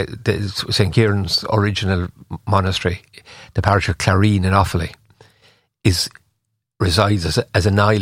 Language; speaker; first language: English; native; English